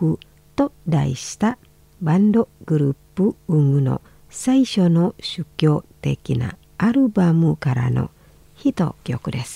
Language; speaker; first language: Japanese; non-native, fluent; Indonesian